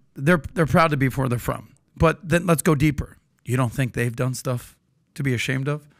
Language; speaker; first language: English; native; English